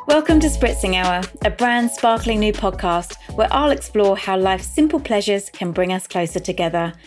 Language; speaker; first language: English; native; English